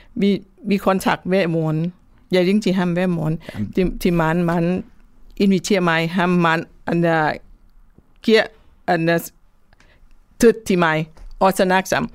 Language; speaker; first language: Danish; non-native, learner; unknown